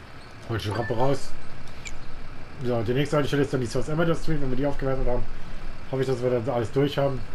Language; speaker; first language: German; native; German